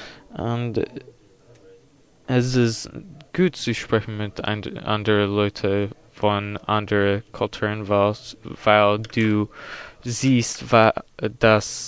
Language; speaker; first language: German; non-native, learner; English